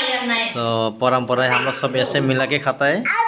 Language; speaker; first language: Hindi; non-native, local second language; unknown